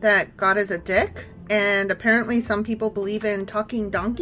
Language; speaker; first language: English; native; English